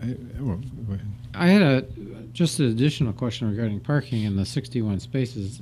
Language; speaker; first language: English; native; English